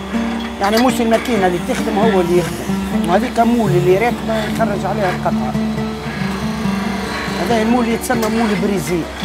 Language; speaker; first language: Arabic; native; Arabic